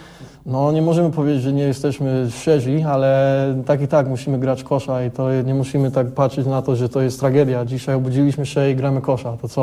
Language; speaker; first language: Polish; early bilingual, heritage; Polish